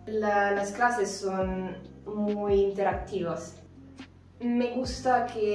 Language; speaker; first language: Spanish; non-native, learner; Italian